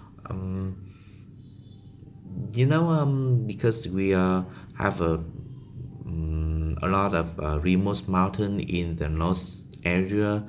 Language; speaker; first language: English; non-native, learner; Vietnamese